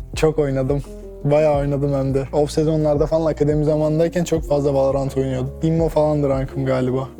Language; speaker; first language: Turkish; native; Turkish